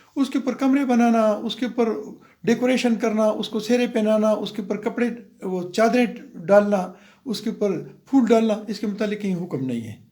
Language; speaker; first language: Urdu; non-native, local second language; Pashto